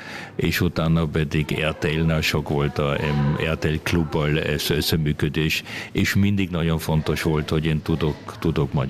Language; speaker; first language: Hungarian; early bilingual, heritage; Hungarian